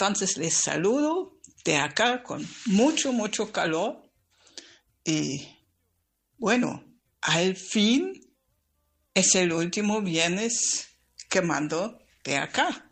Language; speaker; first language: Spanish; non-native, fluent; German